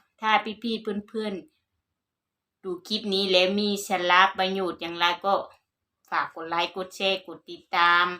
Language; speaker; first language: Thai; non-native, local second language; Northeastern Thai